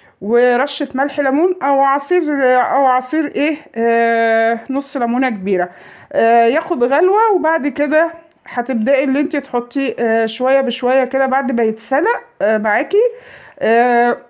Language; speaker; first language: Arabic; native; Arabic